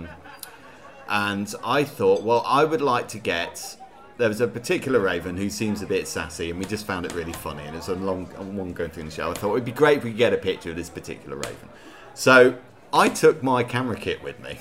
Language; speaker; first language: English; native; English